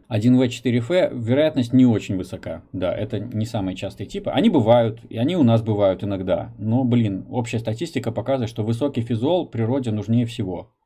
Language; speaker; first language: Russian; native; Russian